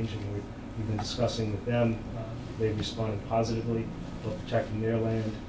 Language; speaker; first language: English; native; English